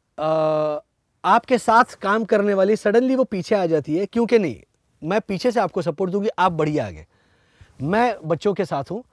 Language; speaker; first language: Hindi; non-native, local second language; Marathi